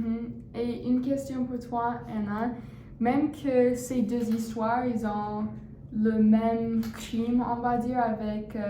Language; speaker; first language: French; non-native, learner; English